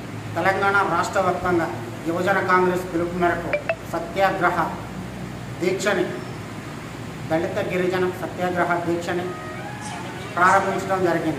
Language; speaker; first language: Telugu; native; Telugu